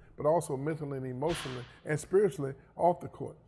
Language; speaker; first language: English; native; English